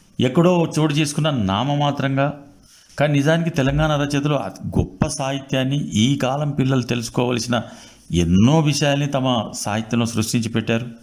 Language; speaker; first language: Telugu; native; Telugu